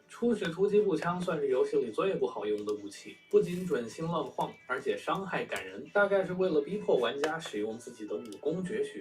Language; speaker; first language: Chinese; native; Chinese